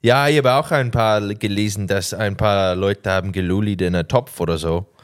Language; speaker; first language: German; non-native, learner; English